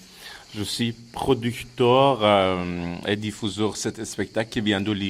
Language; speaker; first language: French; non-native, fluent; Persian